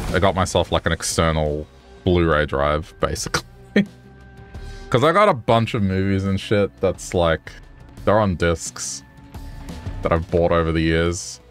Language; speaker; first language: English; native; English